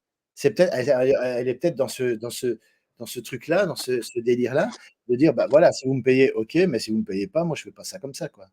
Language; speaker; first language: French; native; French